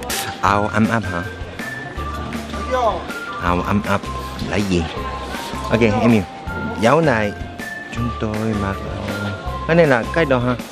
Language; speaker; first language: Vietnamese; non-native, learner; Korean